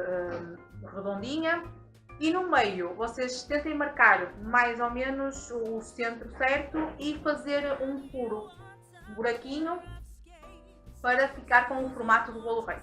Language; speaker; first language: Portuguese; native; Portuguese